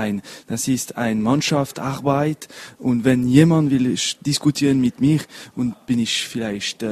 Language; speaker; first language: German; non-native, local second language; French